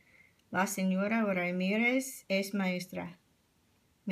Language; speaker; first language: Spanish; non-native, fluent; English